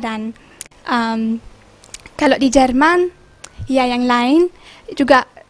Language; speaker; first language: Indonesian; early bilingual, heritage; Indonesian